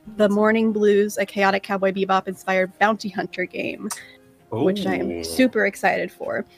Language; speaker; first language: English; native; English